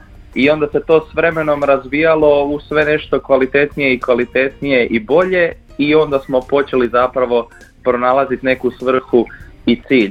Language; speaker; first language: Croatian; native; Croatian